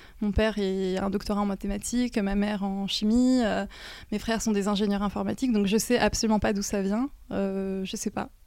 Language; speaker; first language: French; native; French